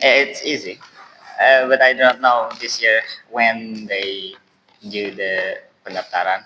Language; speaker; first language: English; non-native, learner; Indonesian